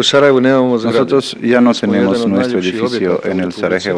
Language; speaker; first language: Spanish; non-native, learner; Bosnian